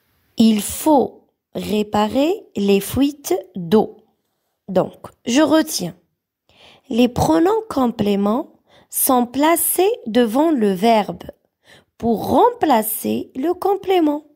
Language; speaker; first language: French; non-native, local second language; Arabic